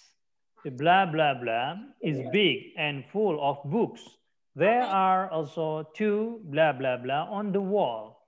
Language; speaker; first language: English; non-native, learner; Indonesian